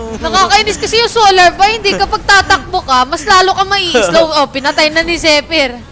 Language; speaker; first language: Filipino; non-native, local second language; Cebuano